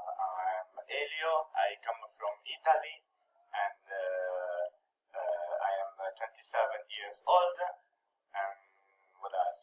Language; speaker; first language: English; non-native, fluent; Italian